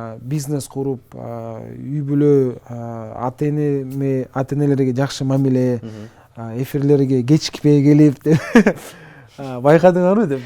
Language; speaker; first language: Kyrgyz; non-native, local second language; Russian